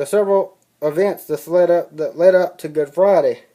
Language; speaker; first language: English; native; English